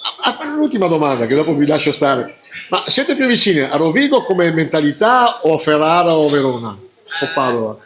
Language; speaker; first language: Italian; native; Italian